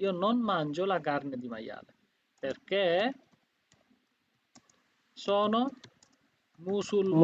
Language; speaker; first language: Italian; non-native, fluent; Bangla